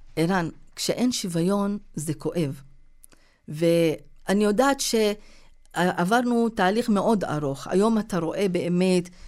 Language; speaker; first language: Hebrew; non-native, local second language; Arabic